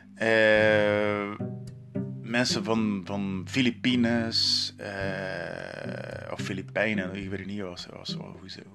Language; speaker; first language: Dutch; non-native, learner; Portuguese